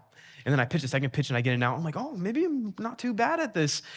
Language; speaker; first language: English; native; English